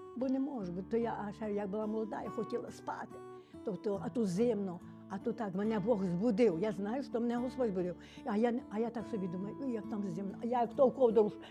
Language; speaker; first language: Ukrainian; native; Ukrainian